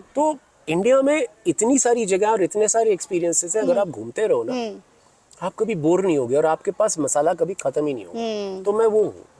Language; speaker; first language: Hindi; non-native, local second language; Bangla